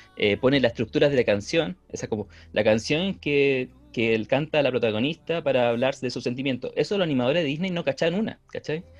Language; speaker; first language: Spanish; native; Spanish